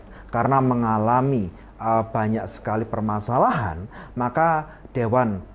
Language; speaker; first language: Indonesian; native; Indonesian